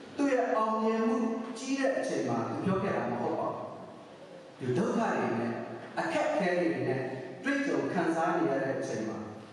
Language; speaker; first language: Burmese; non-native, local second language; Kachin